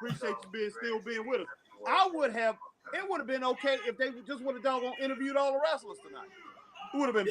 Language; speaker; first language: English; native; English